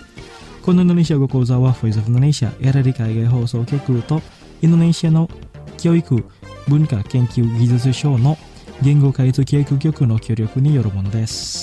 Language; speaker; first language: Japanese; non-native, fluent; Indonesian